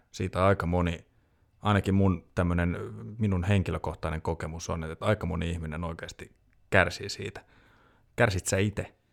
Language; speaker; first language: Finnish; native; Finnish